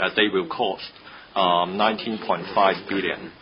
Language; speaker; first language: English; non-native, local second language; Cantonese